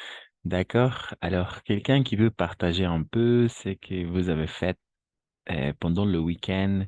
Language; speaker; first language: French; non-native, fluent; Spanish